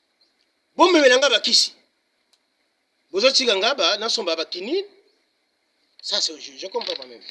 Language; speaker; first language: French; non-native, local second language; Lingala